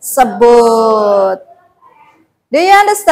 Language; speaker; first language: English; non-native, learner; Indonesian